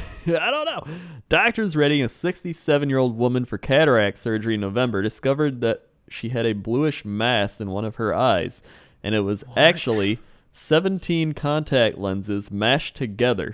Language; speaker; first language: English; native; English